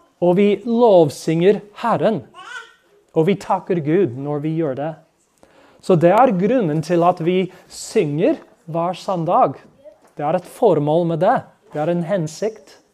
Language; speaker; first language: Norwegian; non-native, fluent; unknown